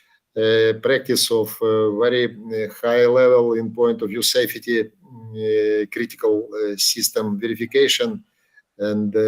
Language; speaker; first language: English; non-native, learner; Ukrainian